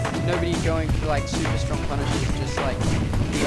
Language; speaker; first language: English; native; English